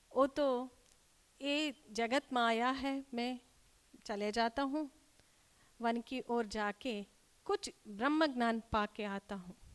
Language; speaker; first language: Hindi; non-native, local second language; Kannada